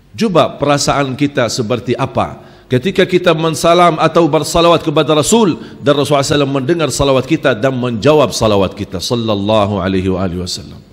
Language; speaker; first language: Malay; non-native, fluent; Arabic